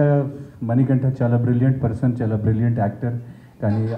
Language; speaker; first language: Telugu; non-native, fluent; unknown